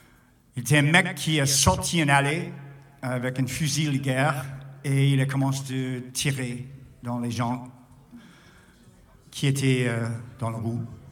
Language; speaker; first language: French; non-native, fluent; English